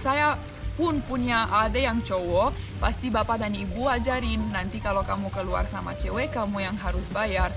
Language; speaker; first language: Indonesian; non-native, fluent; Romanian